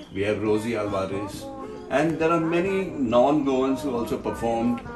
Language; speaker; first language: English; non-native, local second language; Konkani